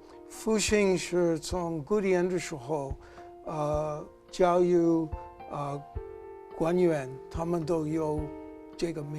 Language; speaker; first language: Chinese; non-native, learner; English